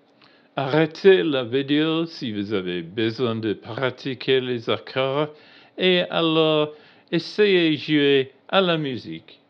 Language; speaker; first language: French; non-native, learner; English